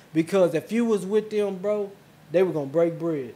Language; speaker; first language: English; native; English